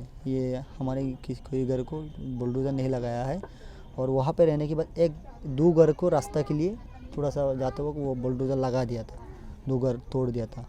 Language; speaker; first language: Hindi; non-native, fluent; Rohingya